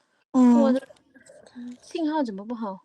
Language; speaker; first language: Chinese; non-native, learner; Lao